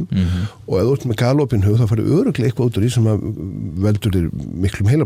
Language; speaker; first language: Icelandic; native; Icelandic